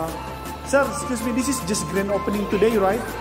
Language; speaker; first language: English; non-native, learner; Indonesian